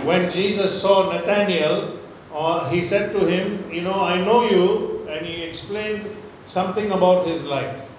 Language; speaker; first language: English; non-native, local second language; Tamil